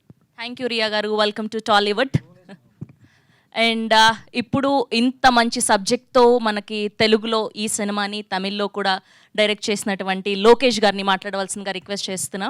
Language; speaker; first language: Telugu; native; Telugu